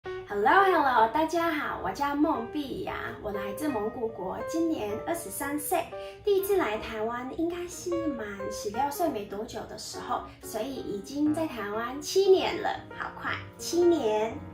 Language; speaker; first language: Chinese; non-native, fluent; Mongolian